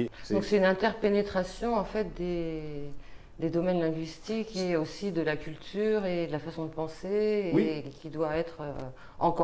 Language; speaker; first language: French; native; French